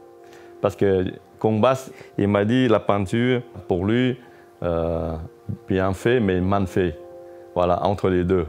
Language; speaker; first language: French; non-native, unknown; Chinese